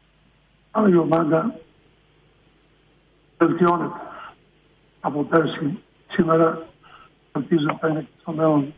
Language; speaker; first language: Greek; non-native, fluent; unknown